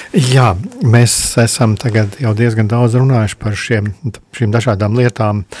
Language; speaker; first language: Latvian; native; Latvian